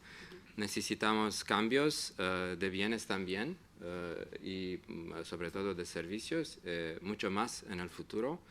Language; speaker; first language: Spanish; non-native, fluent; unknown